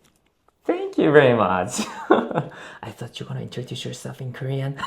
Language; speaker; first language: English; non-native, fluent; Korean